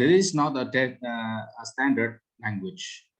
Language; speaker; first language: English; non-native, fluent; Indonesian